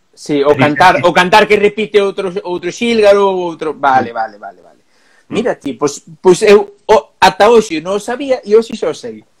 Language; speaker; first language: Galician; non-native, local second language; Spanish